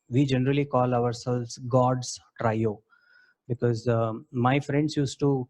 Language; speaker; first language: English; non-native, local second language; Kannada